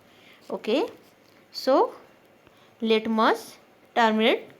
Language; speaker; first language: English; non-native, local second language; Hindi